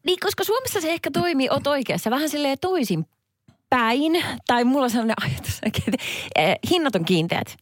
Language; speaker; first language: Finnish; native; Finnish